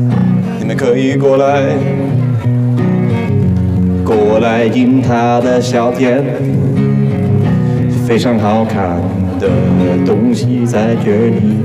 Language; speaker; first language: Chinese; non-native, fluent; Swedish